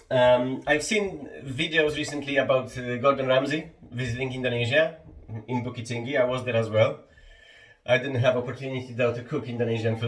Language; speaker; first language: English; non-native, fluent; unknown